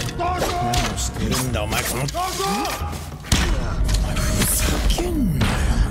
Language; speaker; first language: Japanese; native; Japanese